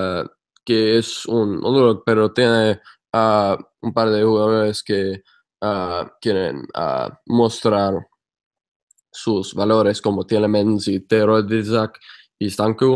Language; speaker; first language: Spanish; non-native, fluent; English